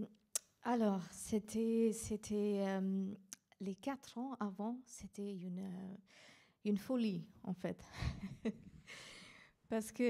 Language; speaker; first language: French; non-native, fluent; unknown